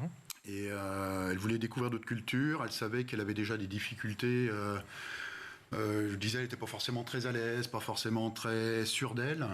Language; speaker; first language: French; native; French